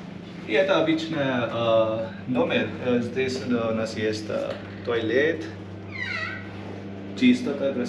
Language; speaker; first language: Russian; non-native, learner; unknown